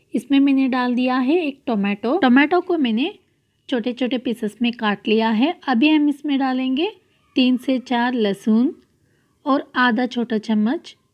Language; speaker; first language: Hindi; non-native, local second language; Kannada